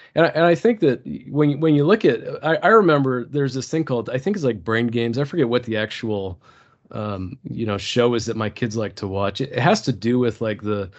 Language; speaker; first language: English; early bilingual, other home language; Turkish